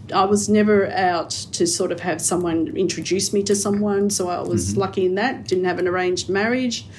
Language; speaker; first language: English; native; English